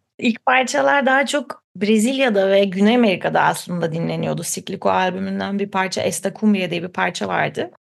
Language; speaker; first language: Turkish; native; Turkish